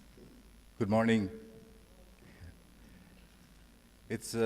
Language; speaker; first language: English; non-native, local second language; Bangla